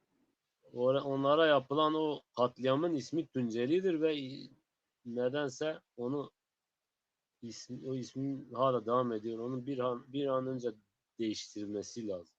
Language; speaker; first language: Turkish; non-native, local second language; Zaza